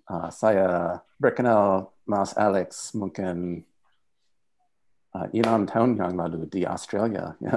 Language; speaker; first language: Indonesian; non-native, learner; English